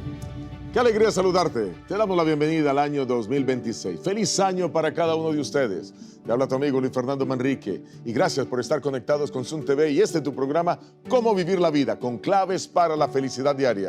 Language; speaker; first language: Spanish; native; Spanish